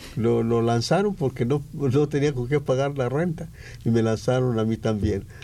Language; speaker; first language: Spanish; native; Spanish